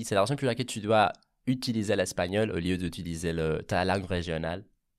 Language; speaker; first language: French; non-native, fluent; Catalan